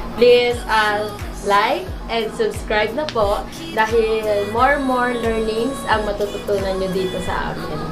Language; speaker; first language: Filipino; non-native, local second language; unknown